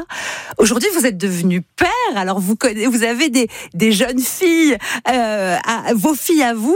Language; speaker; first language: French; native; French